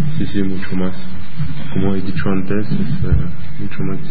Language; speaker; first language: Spanish; non-native, learner; French